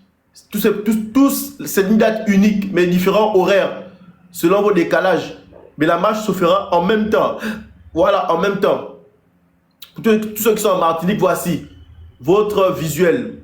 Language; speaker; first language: French; native; French